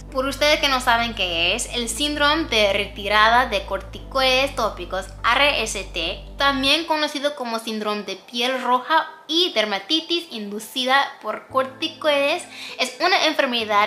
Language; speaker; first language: Spanish; non-native, fluent; English